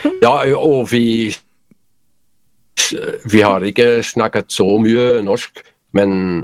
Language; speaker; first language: Norwegian; non-native, learner; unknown